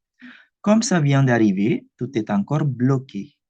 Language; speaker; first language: French; non-native, fluent; Indonesian